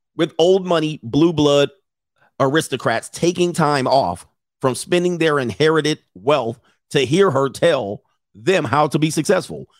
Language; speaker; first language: English; native; English